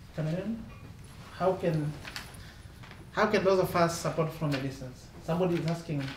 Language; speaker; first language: English; non-native, local second language; Masai